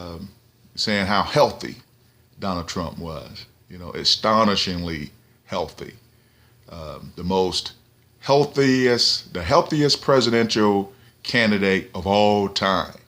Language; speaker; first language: English; native; English